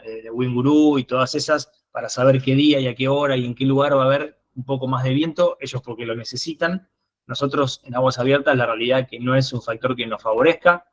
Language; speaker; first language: Spanish; native; Spanish